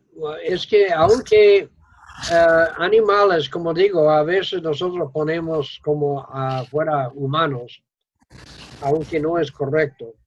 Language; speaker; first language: Spanish; non-native, fluent; English